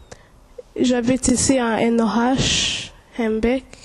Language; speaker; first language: French; non-native, local second language; Kinyarwanda